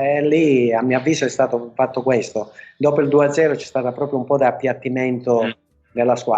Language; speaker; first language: Italian; native; Italian